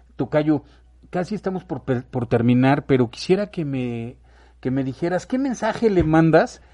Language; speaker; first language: Spanish; native; Spanish